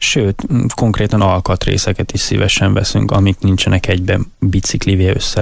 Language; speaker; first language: Hungarian; native; Hungarian